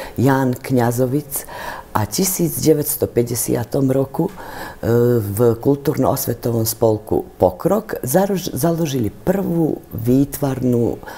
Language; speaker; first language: Slovak; native; Slovak